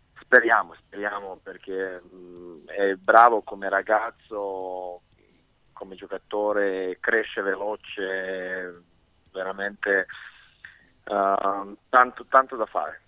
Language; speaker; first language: Italian; non-native, fluent; Serbian